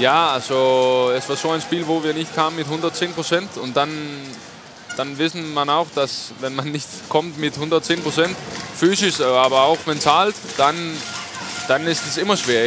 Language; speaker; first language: German; non-native, fluent; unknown